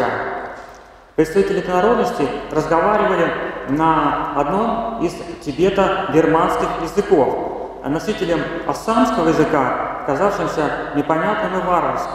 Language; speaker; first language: Russian; native; Russian